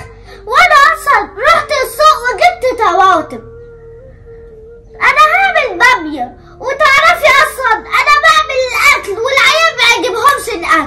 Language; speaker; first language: Arabic; native; Arabic